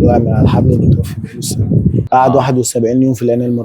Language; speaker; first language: Arabic; native; Arabic